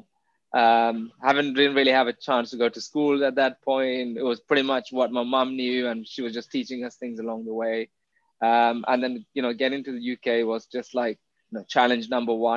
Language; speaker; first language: English; non-native, local second language; Tamil